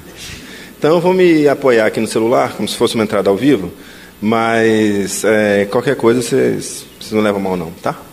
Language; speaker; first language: Portuguese; native; Portuguese